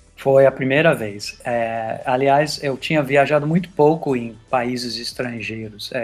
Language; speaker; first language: Portuguese; non-native, fluent; English